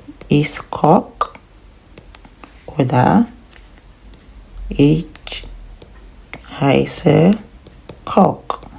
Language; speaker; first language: German; non-native, learner; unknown